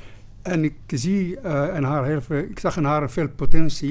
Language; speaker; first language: Dutch; non-native, fluent; Arabic